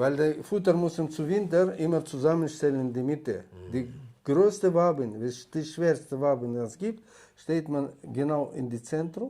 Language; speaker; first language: German; non-native, learner; Russian